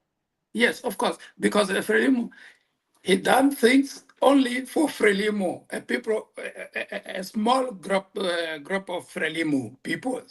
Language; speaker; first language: English; non-native, local second language; Portuguese